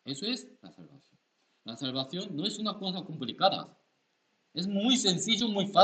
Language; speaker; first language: Spanish; non-native, learner; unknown